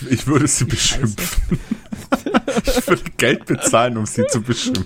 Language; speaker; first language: German; native; German